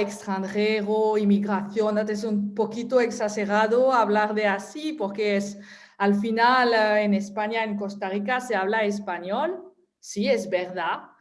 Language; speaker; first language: Spanish; non-native, fluent; French